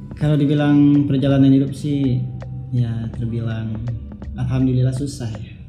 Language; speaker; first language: Indonesian; non-native, local second language; Minangkabau